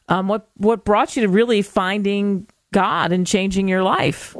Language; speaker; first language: English; native; English